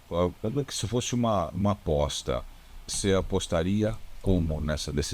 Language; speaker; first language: Portuguese; native; Portuguese